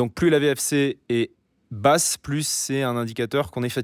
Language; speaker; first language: French; native; French